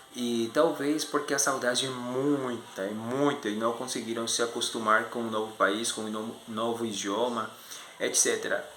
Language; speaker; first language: Portuguese; non-native, fluent; Spanish